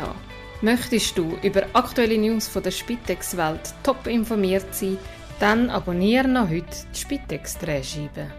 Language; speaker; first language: German; native; German